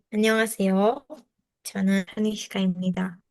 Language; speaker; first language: Korean; non-native, fluent; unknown